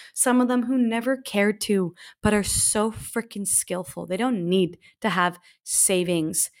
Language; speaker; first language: English; native; English